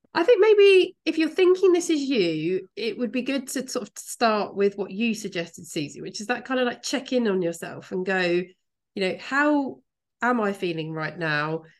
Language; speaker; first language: English; native; English